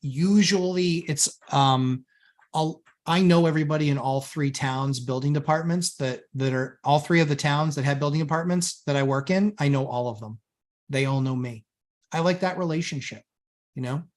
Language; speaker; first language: English; native; English